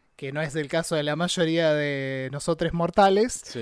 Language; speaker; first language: Spanish; native; Spanish